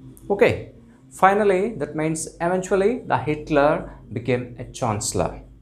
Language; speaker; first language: English; non-native, local second language; Telugu